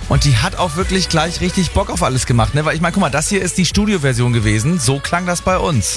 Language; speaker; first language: German; native; German